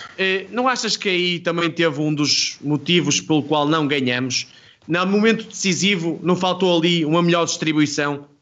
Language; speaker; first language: Portuguese; native; Portuguese